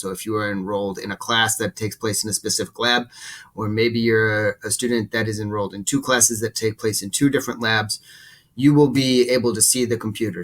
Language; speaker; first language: English; native; English